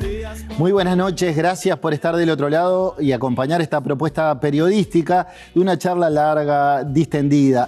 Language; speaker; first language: Spanish; native; Spanish